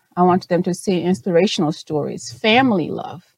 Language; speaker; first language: English; non-native, local second language; Shona